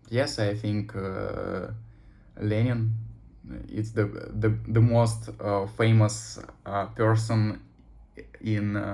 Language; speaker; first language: English; non-native, learner; Russian